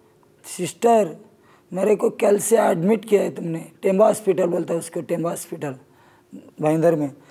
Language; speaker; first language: Hindi; non-native, local second language; Marathi